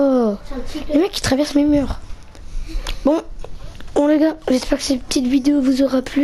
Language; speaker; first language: French; native; French